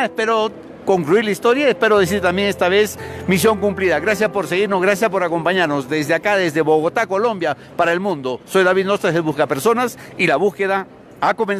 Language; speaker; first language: Spanish; native; Spanish